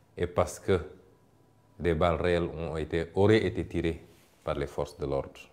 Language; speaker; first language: French; non-native, local second language; Wolof